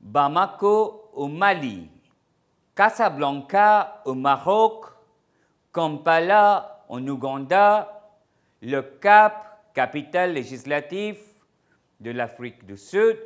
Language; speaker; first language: French; non-native, fluent; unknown